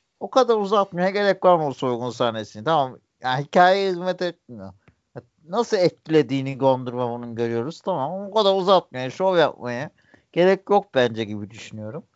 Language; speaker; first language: Turkish; native; Turkish